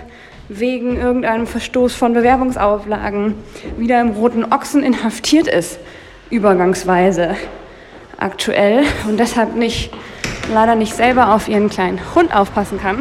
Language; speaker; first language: German; native; German